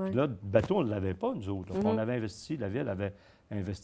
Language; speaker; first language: French; native; French